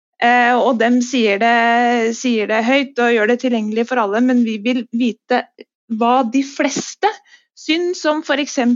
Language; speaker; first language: Norwegian; native; Norwegian